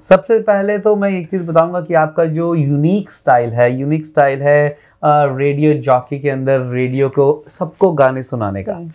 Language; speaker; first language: Hindi; native; Hindi